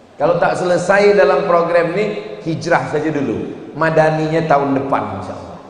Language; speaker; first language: Malay; native; Malay